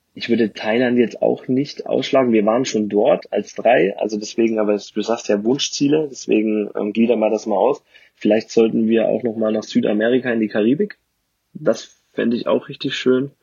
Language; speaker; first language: German; native; German